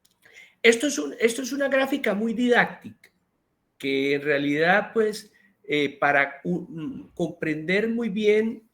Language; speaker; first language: Spanish; native; Spanish